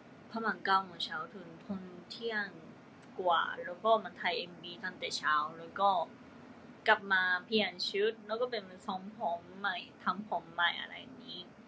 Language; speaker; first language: Thai; non-native, learner; Japanese